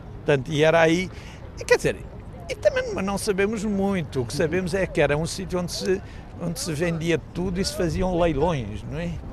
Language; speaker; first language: Portuguese; native; Portuguese